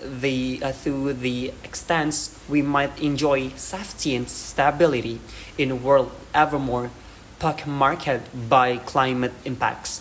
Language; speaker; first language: English; non-native, learner; Indonesian